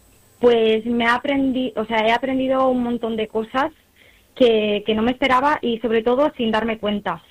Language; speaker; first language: Spanish; native; Spanish